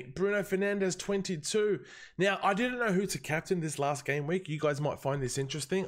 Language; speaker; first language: English; native; English